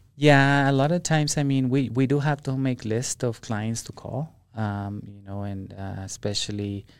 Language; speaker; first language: English; non-native, fluent; Spanish